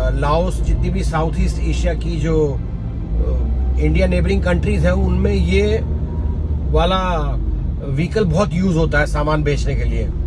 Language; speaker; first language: Hindi; native; Hindi